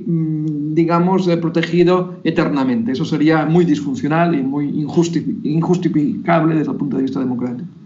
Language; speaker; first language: Spanish; native; Spanish